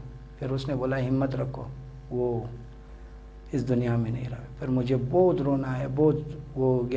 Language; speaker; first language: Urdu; non-native, local second language; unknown